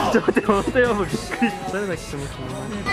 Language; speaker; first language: Japanese; native; Japanese